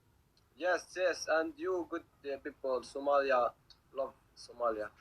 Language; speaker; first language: English; non-native, learner; Arabic